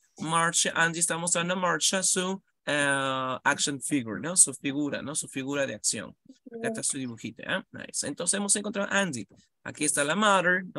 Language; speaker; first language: Spanish; native; Spanish